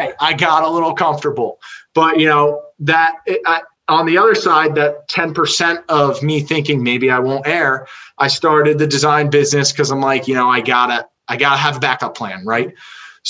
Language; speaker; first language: English; native; English